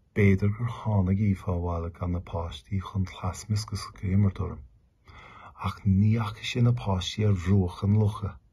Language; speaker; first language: Irish; non-native, local second language; English